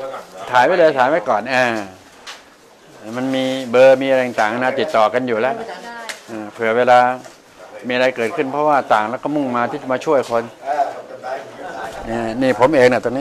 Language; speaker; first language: Thai; native; Thai